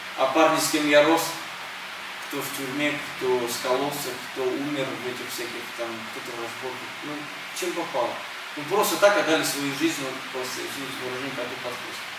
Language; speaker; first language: Russian; early bilingual, other home language; Armenian